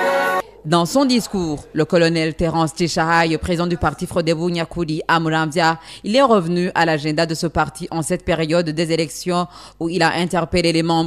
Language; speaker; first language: French; non-native, local second language; Rundi